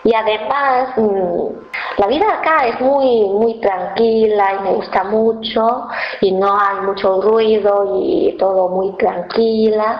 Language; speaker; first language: Spanish; non-native, fluent; Chinese